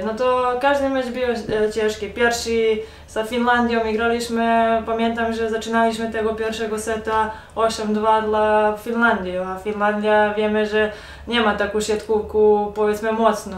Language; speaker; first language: Polish; non-native, learner; Serbian